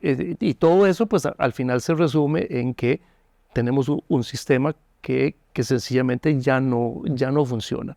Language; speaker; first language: Spanish; native; Spanish